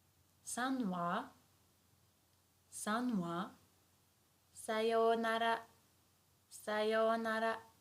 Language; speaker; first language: Japanese; non-native, fluent; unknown